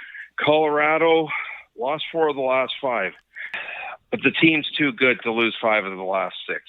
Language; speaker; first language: English; native; English